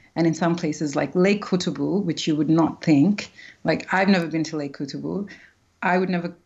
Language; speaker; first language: English; early bilingual, other home language; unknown